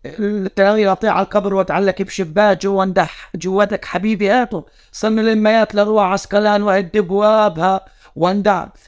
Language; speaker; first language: Arabic; native; Arabic